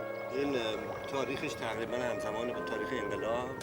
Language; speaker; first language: Persian; native; Persian